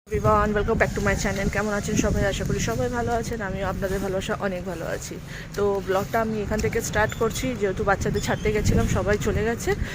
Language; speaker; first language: Bangla; non-native, local second language; Nepali